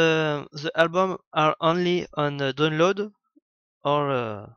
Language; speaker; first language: English; non-native, learner; French